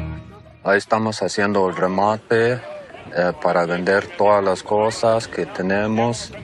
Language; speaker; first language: Spanish; non-native, local second language; Plautdietsch